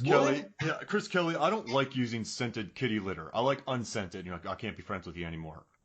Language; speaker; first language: English; native; English